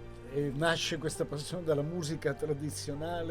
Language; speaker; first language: Italian; native; Italian